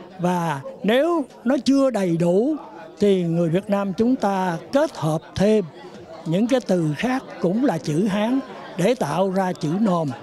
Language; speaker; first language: Vietnamese; native; Vietnamese